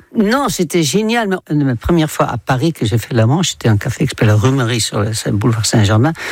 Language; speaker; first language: French; non-native, fluent; Dutch